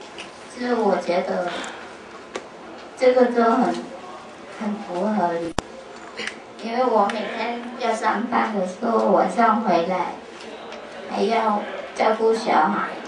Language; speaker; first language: Chinese; non-native, fluent; Vietnamese